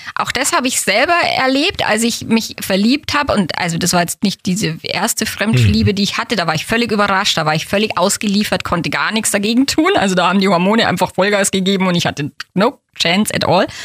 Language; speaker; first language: German; native; German